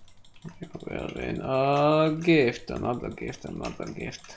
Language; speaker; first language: English; non-native, learner; Czech